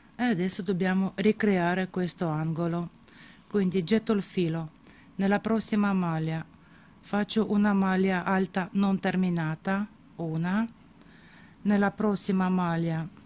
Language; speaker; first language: Italian; non-native, fluent; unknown